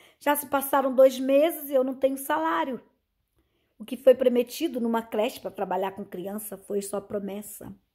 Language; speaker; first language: Portuguese; native; Portuguese